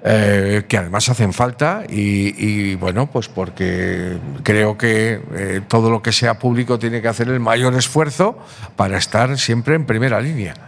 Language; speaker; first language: Spanish; native; Spanish